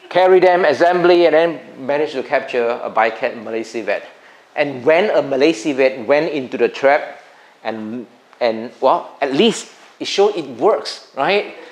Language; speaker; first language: English; non-native, local second language; Min Nan Chinese